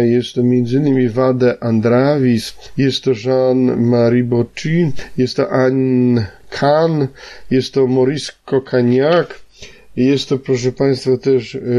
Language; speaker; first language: Polish; native; Polish